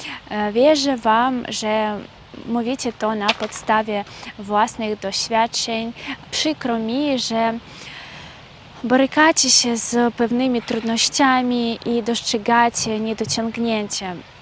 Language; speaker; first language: Polish; non-native, fluent; Russian